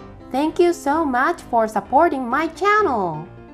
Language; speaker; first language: English; non-native, fluent; Japanese